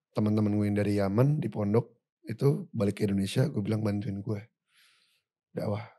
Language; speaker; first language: Indonesian; native; Indonesian